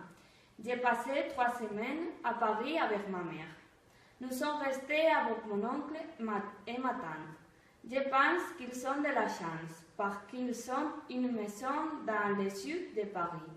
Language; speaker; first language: French; non-native, learner; Spanish